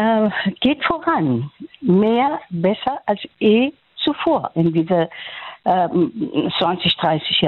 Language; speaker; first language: German; non-native, fluent; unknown